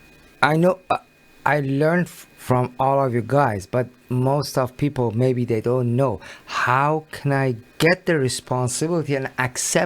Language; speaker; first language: English; non-native, learner; Persian